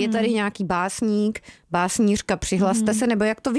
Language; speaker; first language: Czech; native; Czech